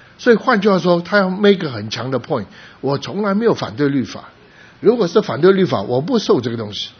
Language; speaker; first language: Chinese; early bilingual, other home language; Cantonese